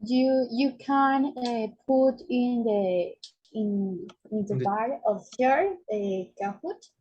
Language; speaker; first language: English; non-native, learner; Spanish